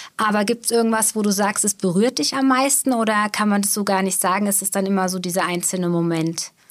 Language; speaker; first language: German; native; German